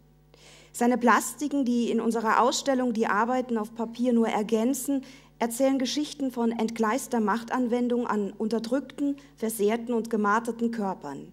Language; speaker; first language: German; native; German